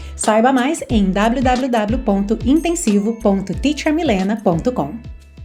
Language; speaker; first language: Portuguese; native; Portuguese